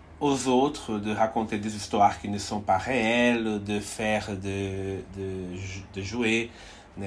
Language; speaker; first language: French; non-native, fluent; Portuguese